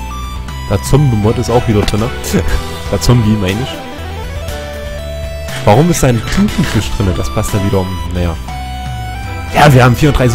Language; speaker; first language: German; native; German